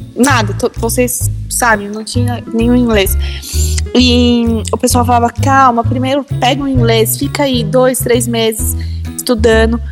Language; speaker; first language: Portuguese; native; Portuguese